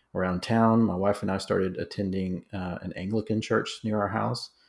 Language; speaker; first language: English; native; English